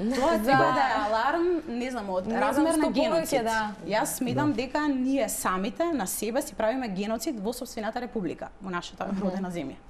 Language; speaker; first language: Macedonian; native; Macedonian